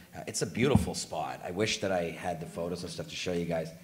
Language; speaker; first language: English; native; English